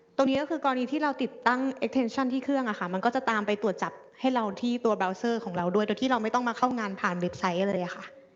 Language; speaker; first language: Thai; native; Thai